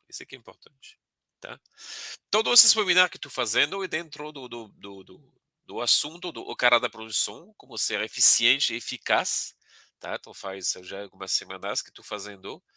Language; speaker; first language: Portuguese; non-native, fluent; French